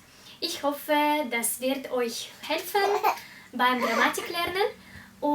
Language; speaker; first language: German; non-native, fluent; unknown